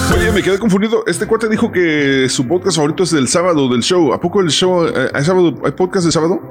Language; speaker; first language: Spanish; early bilingual, heritage; Spanish